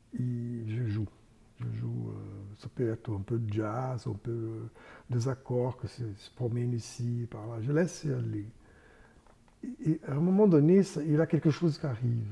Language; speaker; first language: French; non-native, fluent; Portuguese